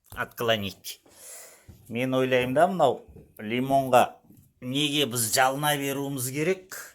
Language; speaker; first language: Kazakh; non-native, local second language; Russian